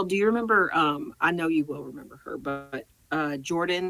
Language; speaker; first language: English; native; English